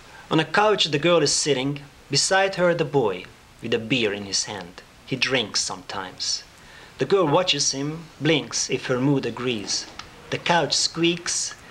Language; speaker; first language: English; non-native, fluent; Hungarian